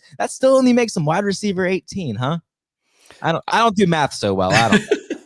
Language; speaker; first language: English; native; English